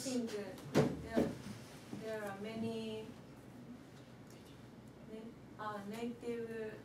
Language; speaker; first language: English; non-native, learner; Japanese